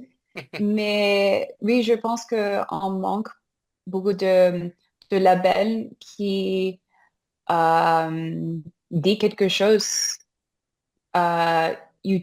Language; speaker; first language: French; non-native, learner; English